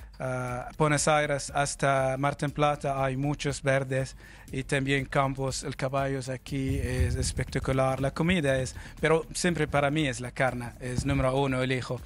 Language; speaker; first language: Spanish; non-native, learner; Arabic